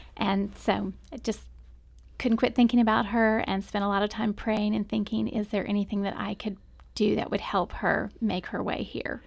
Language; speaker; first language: English; native; English